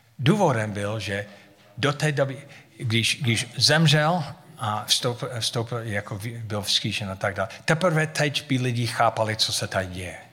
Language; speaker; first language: Czech; non-native, fluent; English